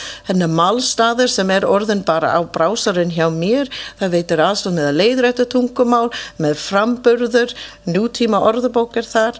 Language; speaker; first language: Icelandic; non-native, fluent; English